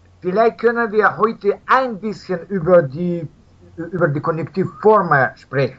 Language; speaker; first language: German; non-native, fluent; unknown